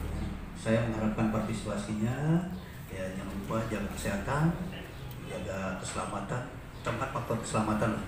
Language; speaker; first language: Indonesian; native; Indonesian